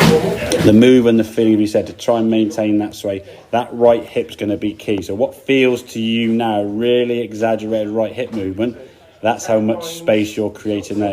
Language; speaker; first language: English; native; English